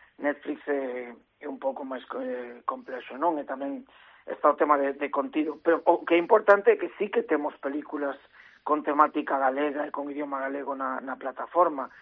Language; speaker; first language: Galician; native; Galician